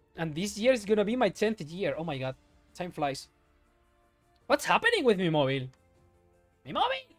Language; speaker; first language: English; non-native, fluent; Spanish